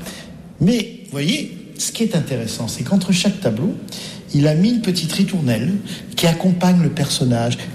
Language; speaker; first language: French; native; French